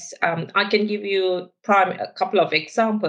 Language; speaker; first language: English; non-native, local second language; Sinhala